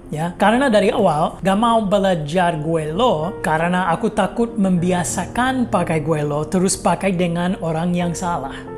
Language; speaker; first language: Indonesian; non-native, fluent; English